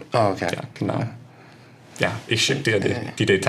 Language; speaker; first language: German; non-native, fluent; English